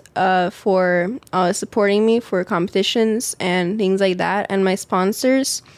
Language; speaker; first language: English; native; English